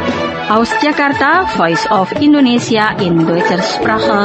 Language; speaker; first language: German; non-native, fluent; Indonesian